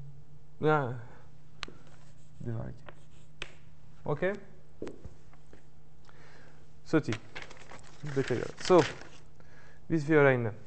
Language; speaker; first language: Norwegian; non-native, learner; French